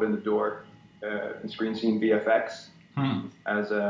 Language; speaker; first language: English; native; English